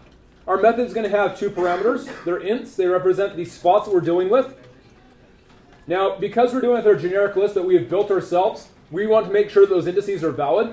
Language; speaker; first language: English; native; English